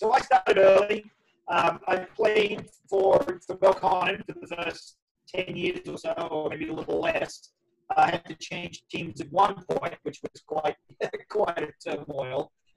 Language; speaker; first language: English; native; English